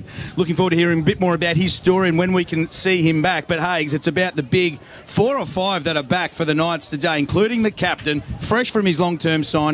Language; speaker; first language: English; native; English